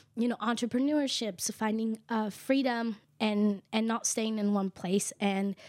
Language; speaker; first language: English; early bilingual, other home language; Kʼicheʼ